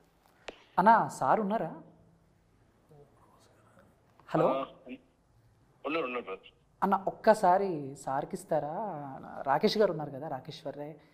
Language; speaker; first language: Telugu; native; Telugu